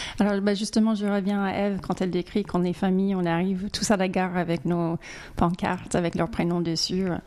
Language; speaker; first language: French; non-native, fluent; English